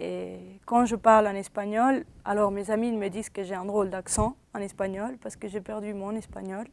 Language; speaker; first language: French; early bilingual, other home language; Spanish